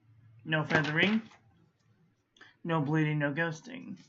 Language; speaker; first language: English; native; English